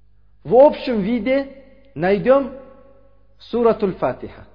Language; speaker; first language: Russian; non-native, learner; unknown